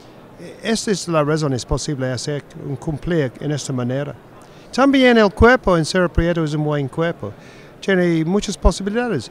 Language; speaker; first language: Spanish; non-native, fluent; English